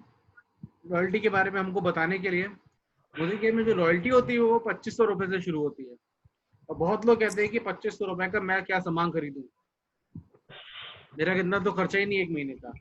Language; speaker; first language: Hindi; native; Hindi